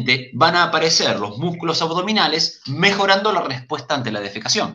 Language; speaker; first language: Spanish; native; Spanish